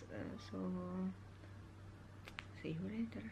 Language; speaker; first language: English; non-native, learner; Urdu